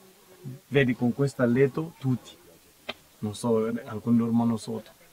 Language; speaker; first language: Italian; non-native, fluent; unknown